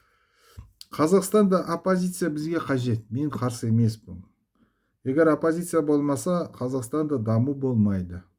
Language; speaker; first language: Kazakh; non-native, local second language; Russian